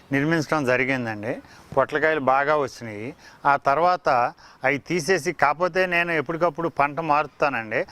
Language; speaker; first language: Telugu; native; Telugu